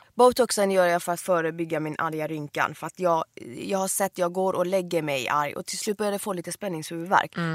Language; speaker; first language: Swedish; early bilingual, other home language; Persian